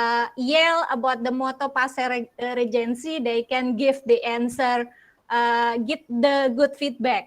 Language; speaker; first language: English; non-native, learner; Indonesian